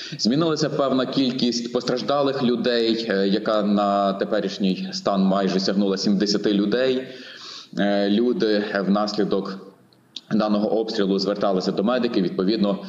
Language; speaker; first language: Ukrainian; native; Ukrainian